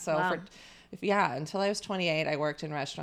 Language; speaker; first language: English; native; English